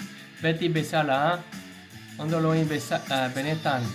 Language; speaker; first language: Basque; non-native, learner; English